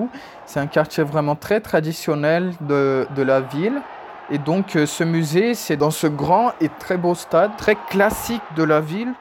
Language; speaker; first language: French; non-native, fluent; Portuguese